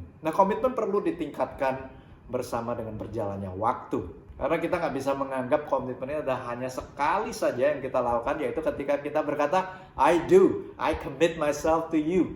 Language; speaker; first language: Indonesian; native; Indonesian